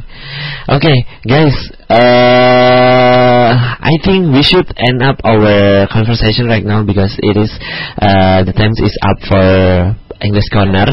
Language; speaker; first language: English; non-native, learner; Indonesian